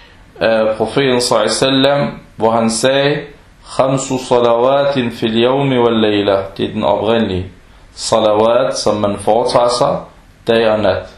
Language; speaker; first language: Danish; early bilingual, other home language; Arabic